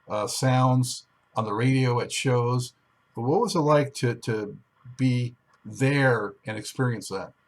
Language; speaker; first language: English; native; English